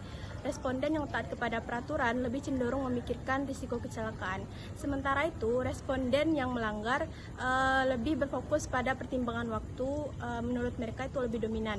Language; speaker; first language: Indonesian; native; Indonesian